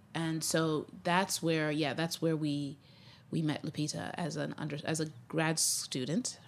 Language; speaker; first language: English; native; English